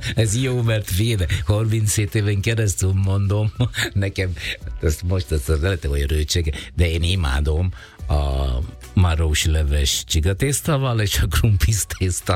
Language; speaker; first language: Hungarian; non-native, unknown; Italian